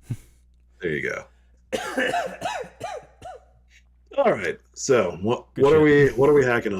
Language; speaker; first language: English; native; English